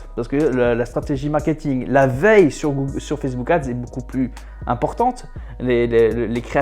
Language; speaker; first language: French; native; French